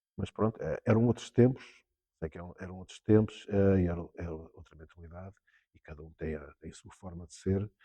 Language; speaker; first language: Portuguese; early bilingual, heritage; Portuguese